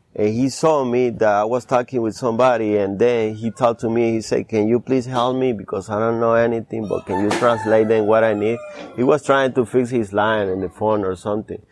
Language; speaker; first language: English; early bilingual, other home language; Spanish